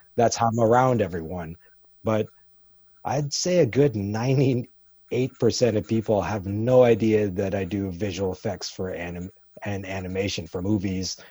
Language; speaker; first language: English; native; English